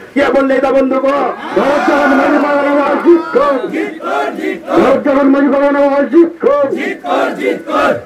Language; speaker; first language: Bangla; non-native, local second language; Santali